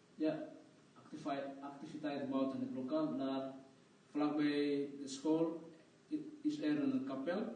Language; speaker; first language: Dutch; non-native, fluent; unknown